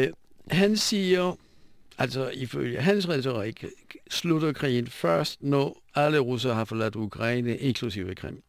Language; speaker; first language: Danish; non-native, fluent; Polish